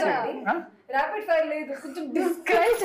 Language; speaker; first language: Telugu; non-native, learner; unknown